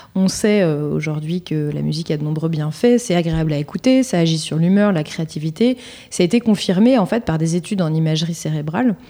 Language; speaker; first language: French; native; French